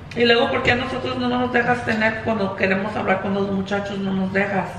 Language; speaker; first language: Spanish; early bilingual, other home language; English